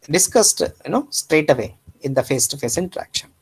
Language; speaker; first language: English; non-native, local second language; Kannada